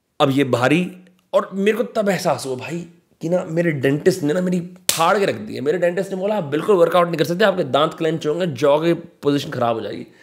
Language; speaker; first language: Hindi; native; Hindi